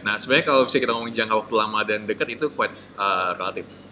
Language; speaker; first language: Indonesian; native; Indonesian